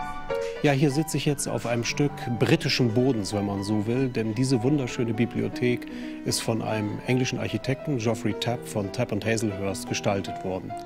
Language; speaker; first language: German; native; German